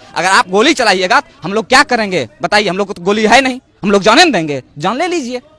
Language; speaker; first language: Hindi; native; Hindi